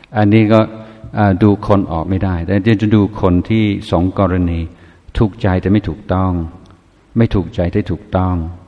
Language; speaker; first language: Thai; non-native, fluent; English